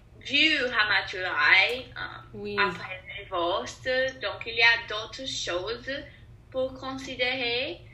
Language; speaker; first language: French; non-native, learner; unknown